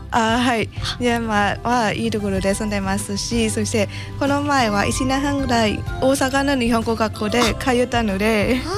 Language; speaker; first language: Japanese; non-native, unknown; Burmese